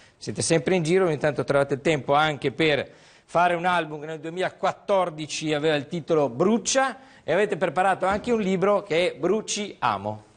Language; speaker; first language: Italian; native; Italian